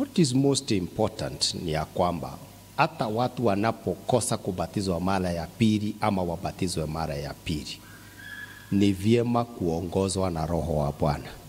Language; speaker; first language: Swahili; non-native, local second language; Kikuyu